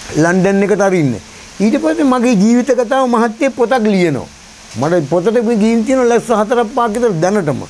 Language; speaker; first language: Sinhala; native; Sinhala